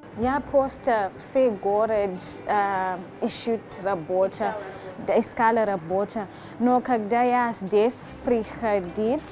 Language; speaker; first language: Russian; non-native, learner; Shona